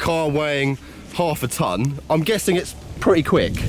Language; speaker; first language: English; native; English